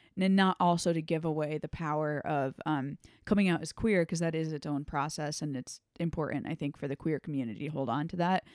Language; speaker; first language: English; native; English